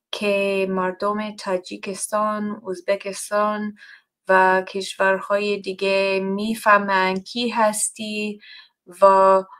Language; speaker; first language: Persian; non-native, fluent; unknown